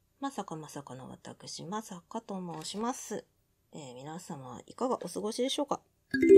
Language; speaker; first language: Japanese; native; Japanese